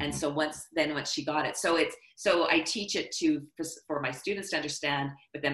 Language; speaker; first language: English; native; English